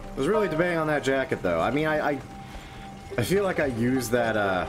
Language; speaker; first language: English; native; English